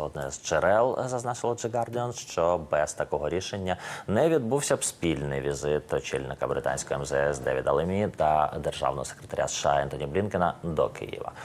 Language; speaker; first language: Ukrainian; native; Ukrainian